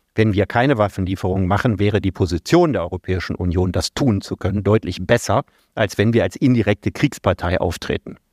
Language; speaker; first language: German; native; German